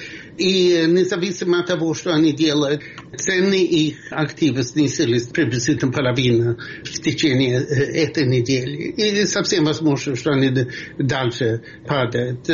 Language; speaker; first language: Russian; non-native, fluent; Swedish